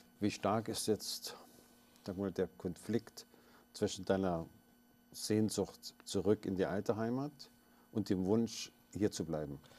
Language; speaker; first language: German; native; German